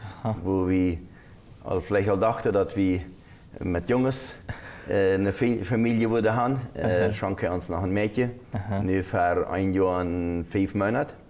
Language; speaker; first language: German; non-native, local second language; Plautdietsch